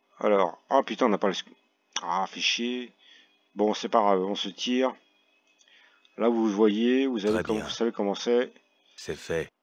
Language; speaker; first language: French; native; French